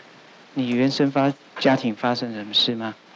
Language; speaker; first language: Chinese; native; Chinese